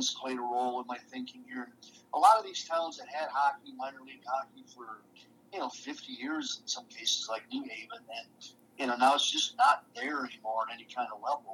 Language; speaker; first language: English; native; English